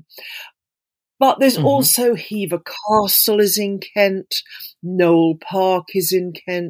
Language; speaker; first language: English; native; English